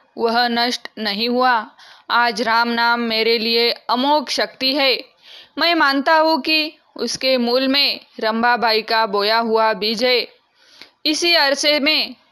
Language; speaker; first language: Hindi; non-native, local second language; Marathi